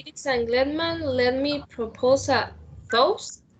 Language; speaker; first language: English; non-native, learner; Spanish